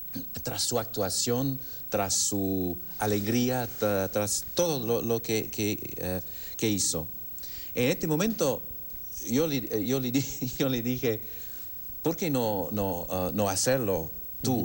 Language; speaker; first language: Spanish; non-native, fluent; English